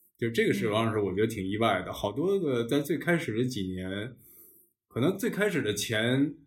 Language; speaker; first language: Chinese; native; Chinese